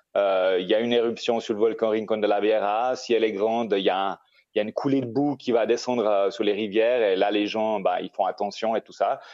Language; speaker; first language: French; native; French